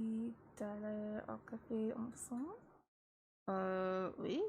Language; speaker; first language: French; non-native, learner; English